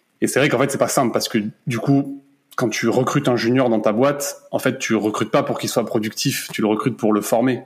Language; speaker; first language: French; native; French